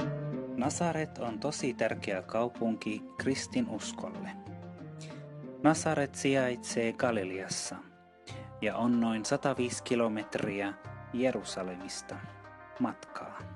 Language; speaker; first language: Finnish; non-native, fluent; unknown